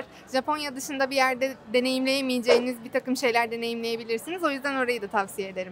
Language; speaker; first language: Turkish; native; Turkish